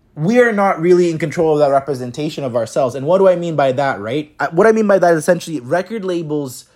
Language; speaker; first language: English; native; English